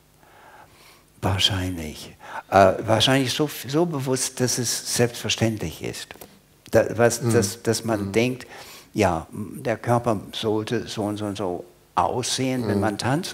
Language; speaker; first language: German; non-native, fluent; English